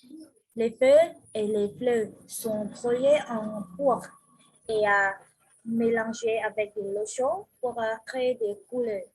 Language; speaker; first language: French; non-native, learner; Vietnamese